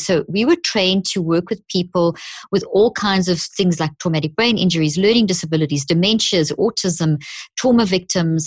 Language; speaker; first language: English; native; English